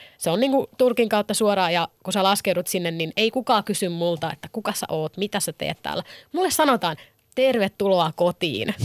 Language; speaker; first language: Finnish; early bilingual, other home language; Kurdish